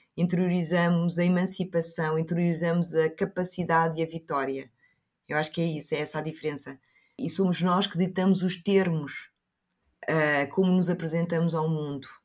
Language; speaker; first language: Portuguese; early bilingual, other home language; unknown